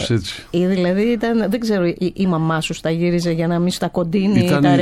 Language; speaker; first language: Greek; native; Greek